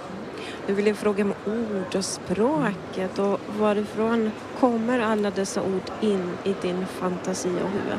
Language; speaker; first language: Swedish; non-native, fluent; Polish